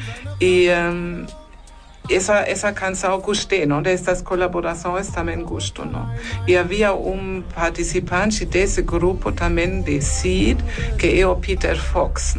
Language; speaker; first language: Portuguese; non-native, fluent; German